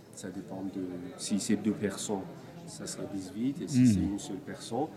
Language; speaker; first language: French; non-native, fluent; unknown